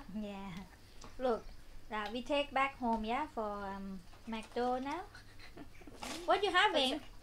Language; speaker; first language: English; non-native, learner; Thai